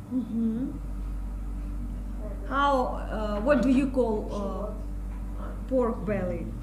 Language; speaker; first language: English; non-native, fluent; Russian